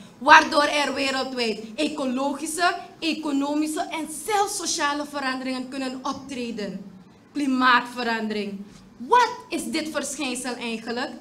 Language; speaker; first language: Dutch; native; Dutch